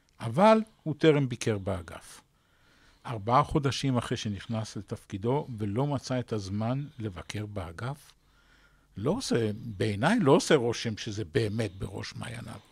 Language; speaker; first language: Hebrew; native; Hebrew